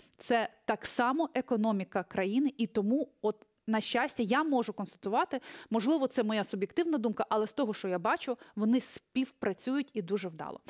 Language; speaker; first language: Ukrainian; early bilingual, other home language; Russian